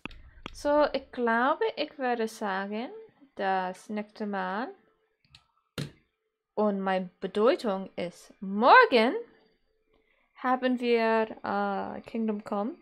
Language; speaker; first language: German; non-native, learner; Dutch